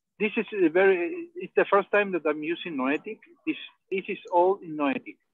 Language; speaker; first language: English; non-native, learner; Spanish